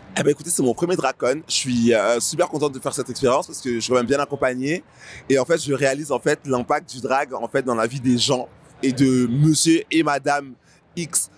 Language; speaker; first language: French; native; French